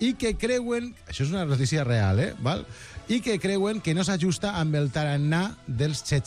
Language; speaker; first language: Catalan; native; Catalan